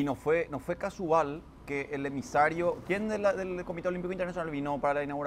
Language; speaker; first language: Spanish; native; Spanish